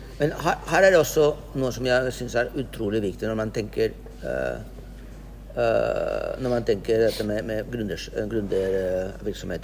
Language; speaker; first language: Norwegian; non-native, fluent; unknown